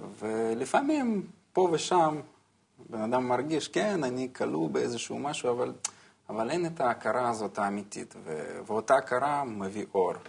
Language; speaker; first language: Hebrew; non-native, fluent; Russian